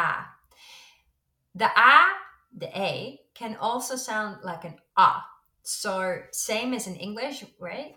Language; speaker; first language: English; non-native, fluent; Dutch